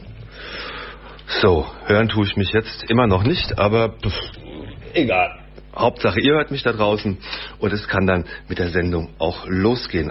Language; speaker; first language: German; native; German